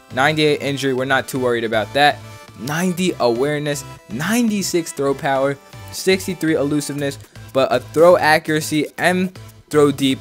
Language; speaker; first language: English; native; English